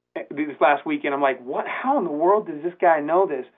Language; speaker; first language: English; native; English